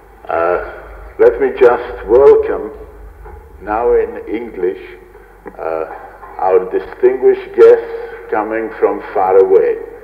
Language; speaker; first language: English; non-native, fluent; Hebrew